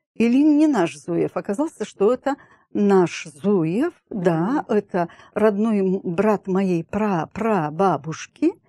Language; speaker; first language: Russian; native; Russian